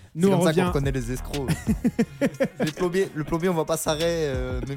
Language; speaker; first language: French; native; French